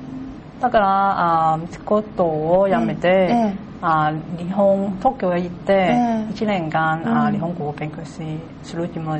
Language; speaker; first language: Japanese; non-native, learner; Cantonese